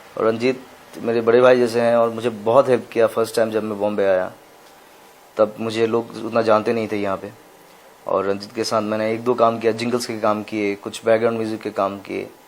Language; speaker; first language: Hindi; non-native, local second language; Assamese